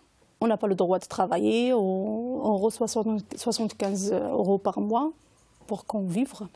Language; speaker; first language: French; non-native, fluent; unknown